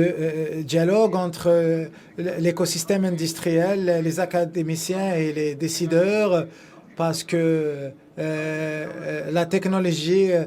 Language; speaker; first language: French; non-native, fluent; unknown